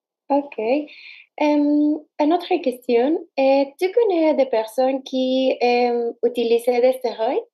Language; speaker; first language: French; non-native, learner; Spanish